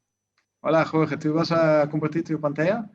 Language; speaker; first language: Spanish; non-native, learner; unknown